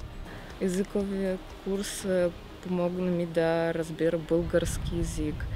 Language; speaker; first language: Bulgarian; non-native, learner; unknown